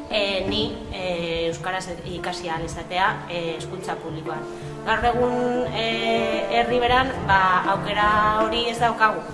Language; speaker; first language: Basque; non-native, local second language; Spanish